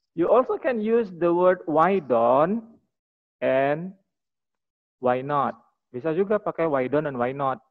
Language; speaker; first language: English; non-native, fluent; Indonesian